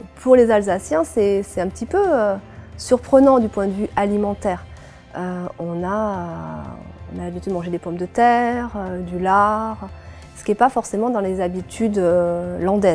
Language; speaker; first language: French; native; French